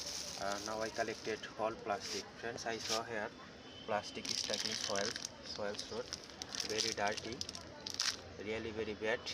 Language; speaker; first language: English; non-native, learner; Bangla